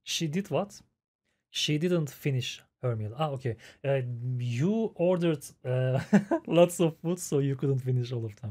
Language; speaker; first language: English; non-native, learner; Turkish